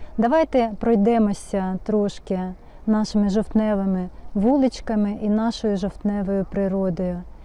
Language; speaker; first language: Ukrainian; non-native, local second language; Russian